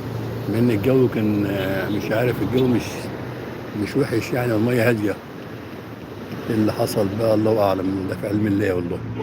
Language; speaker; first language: Arabic; native; Arabic